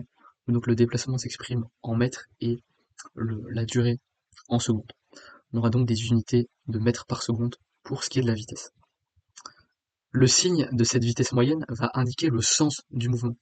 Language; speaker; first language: French; native; French